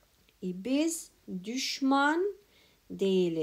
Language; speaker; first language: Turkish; non-native, fluent; Macedonian